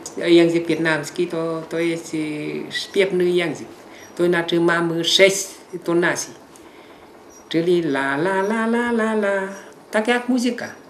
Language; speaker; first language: Polish; non-native, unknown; Vietnamese